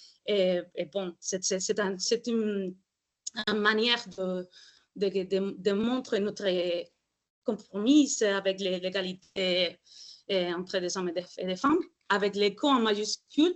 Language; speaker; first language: French; non-native, fluent; Spanish